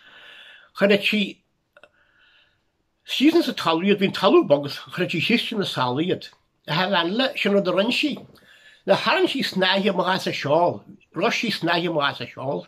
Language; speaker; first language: Irish; native; Irish